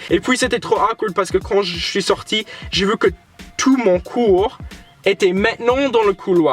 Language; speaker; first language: French; non-native, fluent; English